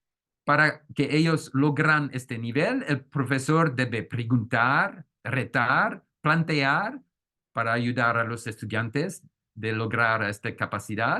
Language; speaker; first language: Spanish; non-native, fluent; French